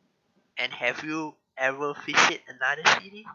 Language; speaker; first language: English; non-native, learner; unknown